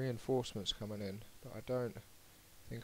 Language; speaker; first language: English; native; English